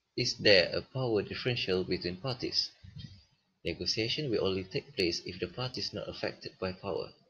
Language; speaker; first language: English; non-native, local second language; Malay